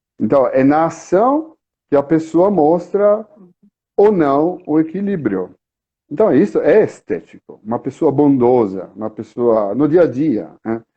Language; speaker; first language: Portuguese; non-native, fluent; Italian